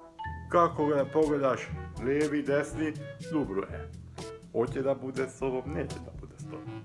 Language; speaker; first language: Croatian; non-native, local second language; Hungarian